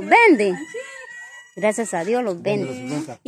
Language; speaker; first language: Spanish; native; Spanish